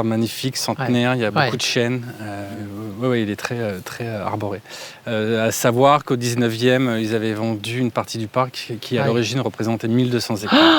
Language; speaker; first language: French; native; French